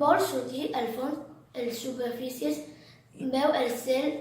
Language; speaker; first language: Catalan; non-native, learner; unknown